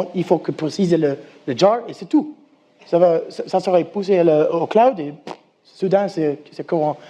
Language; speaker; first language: French; non-native, learner; English